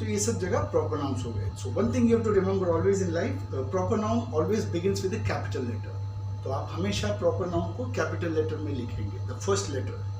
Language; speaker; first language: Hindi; non-native, local second language; Marathi